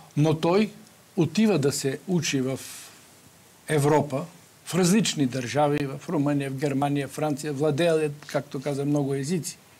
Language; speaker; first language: Bulgarian; native; Bulgarian